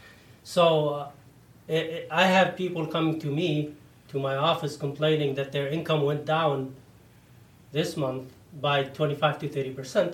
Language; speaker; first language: English; non-native, fluent; Arabic